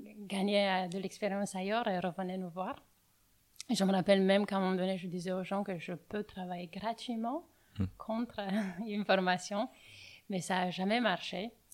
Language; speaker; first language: French; non-native, fluent; Romanian